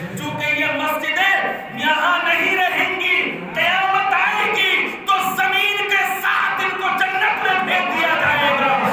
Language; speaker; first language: Urdu; native; Urdu